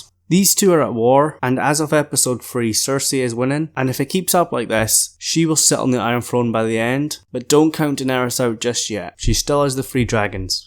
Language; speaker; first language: English; native; English